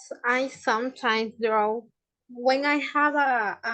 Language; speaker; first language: English; non-native, learner; Spanish